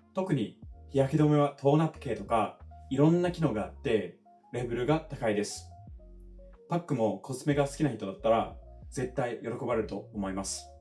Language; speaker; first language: Japanese; non-native, fluent; English